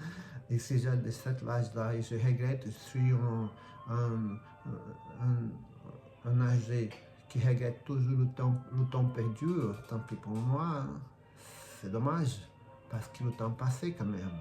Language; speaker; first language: French; non-native, fluent; Portuguese